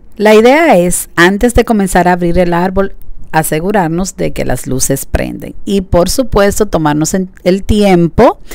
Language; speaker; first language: Spanish; native; Spanish